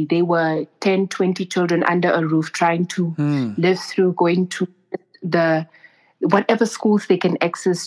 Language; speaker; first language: English; non-native, local second language; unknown